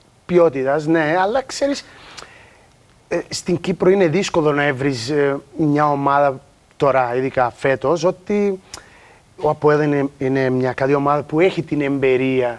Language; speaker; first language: Greek; non-native, learner; Portuguese